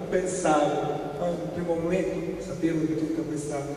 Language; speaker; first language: Italian; native; Italian